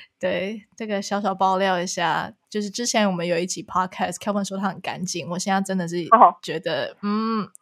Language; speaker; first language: Chinese; early bilingual, heritage; Chinese